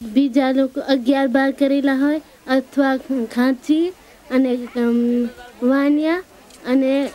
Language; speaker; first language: Gujarati; non-native, local second language; Rathawi